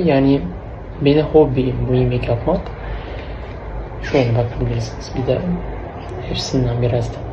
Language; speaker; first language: Turkish; non-native, learner; Uzbek